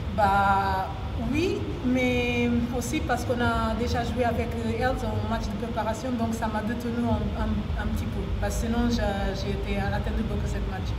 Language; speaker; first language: French; non-native, learner; Portuguese